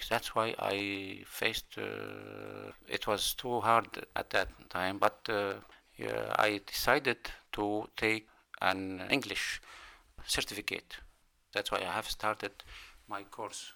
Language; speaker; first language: English; non-native, learner; Arabic